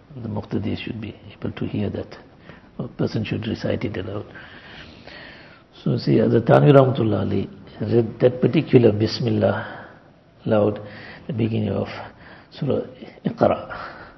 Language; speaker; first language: English; native; English